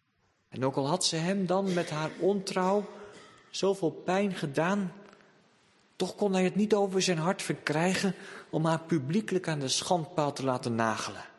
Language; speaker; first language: Dutch; native; Dutch